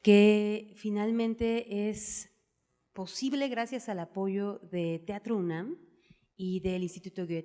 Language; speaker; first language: Spanish; native; Spanish